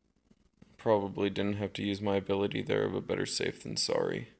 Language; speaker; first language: English; native; English